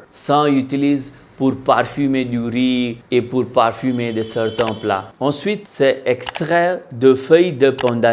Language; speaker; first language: French; non-native, local second language; Hindi